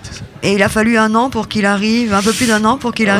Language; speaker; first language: French; native; French